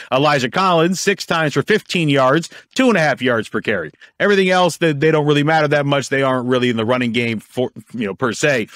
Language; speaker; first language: English; native; English